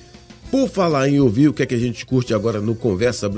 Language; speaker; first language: Portuguese; native; Portuguese